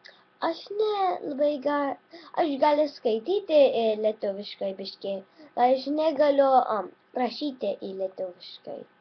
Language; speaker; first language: Lithuanian; early bilingual, heritage; Lithuanian